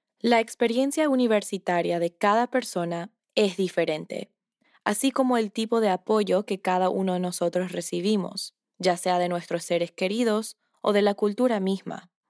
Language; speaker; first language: Spanish; early bilingual, heritage; Spanish